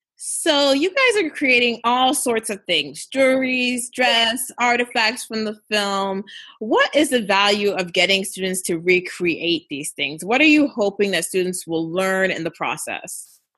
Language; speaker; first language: English; early bilingual, other home language; Yoruba